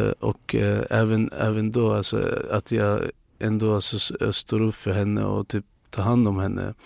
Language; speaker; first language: Swedish; non-native, fluent; Azerbaijani